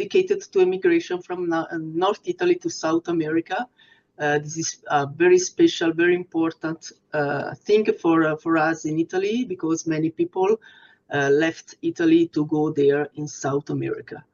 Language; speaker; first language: English; non-native, fluent; Italian